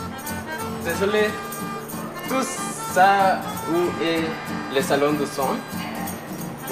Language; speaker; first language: French; non-native, learner; Spanish